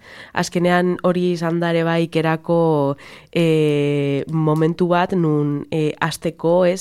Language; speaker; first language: Basque; non-native, local second language; Spanish